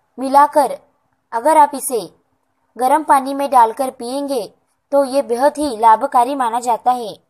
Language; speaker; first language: Hindi; non-native, local second language; Marathi